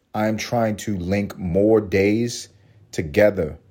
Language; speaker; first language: English; native; English